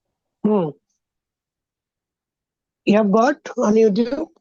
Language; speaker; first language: English; non-native, fluent; Bangla